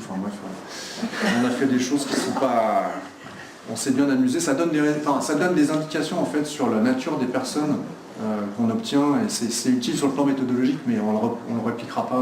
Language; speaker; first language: French; native; French